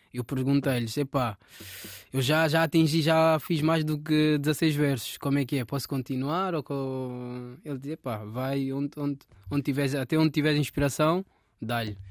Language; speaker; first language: Portuguese; native; Portuguese